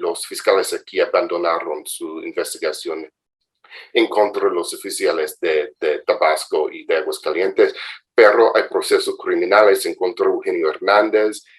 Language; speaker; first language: Spanish; non-native, fluent; English